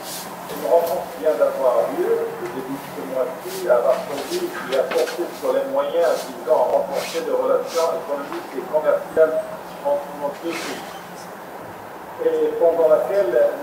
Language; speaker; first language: French; non-native, local second language; Arabic